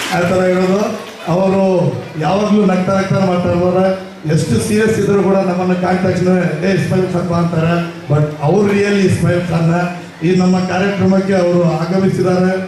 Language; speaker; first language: Kannada; non-native, local second language; Urdu